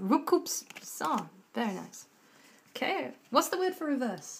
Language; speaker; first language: English; native; English